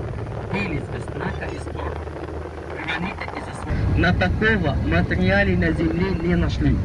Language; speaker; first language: Russian; non-native, learner; Arabic